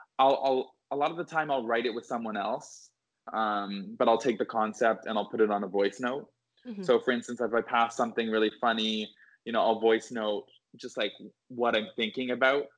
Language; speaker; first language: English; native; English